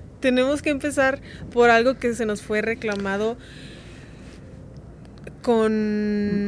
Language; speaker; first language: Spanish; native; Spanish